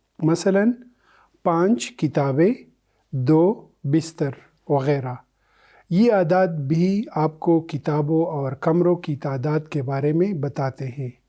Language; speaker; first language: Urdu; non-native, local second language; Pashto